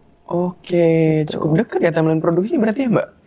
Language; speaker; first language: Indonesian; native; Indonesian